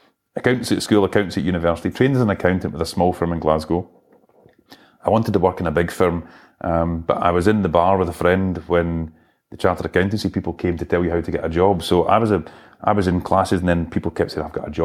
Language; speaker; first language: English; native; English